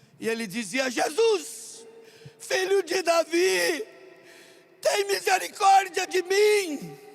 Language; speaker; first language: Portuguese; non-native, local second language; German